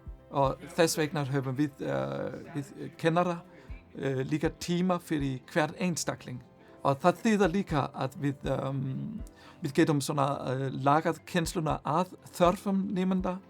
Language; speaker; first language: Icelandic; non-native, fluent; Danish